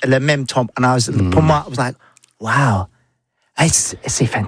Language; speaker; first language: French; non-native, learner; English